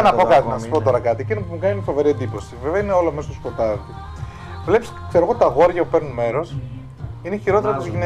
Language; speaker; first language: Greek; native; Greek